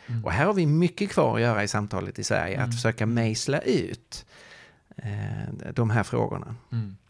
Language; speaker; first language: Swedish; native; Swedish